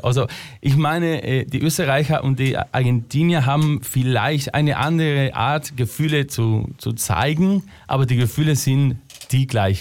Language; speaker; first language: German; non-native, fluent; Spanish